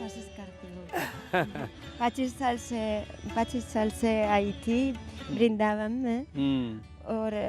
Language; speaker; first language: Hindi; non-native, learner; Spanish